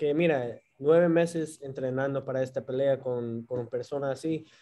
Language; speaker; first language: Spanish; early bilingual, heritage; Spanish